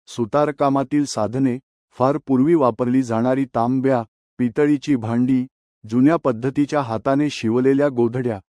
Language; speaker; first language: Marathi; native; Marathi